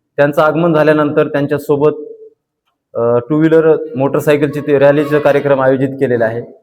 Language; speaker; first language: Marathi; non-native, local second language; Lambadi